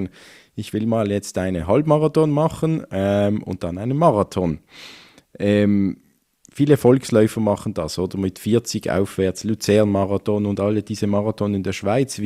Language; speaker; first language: German; native; German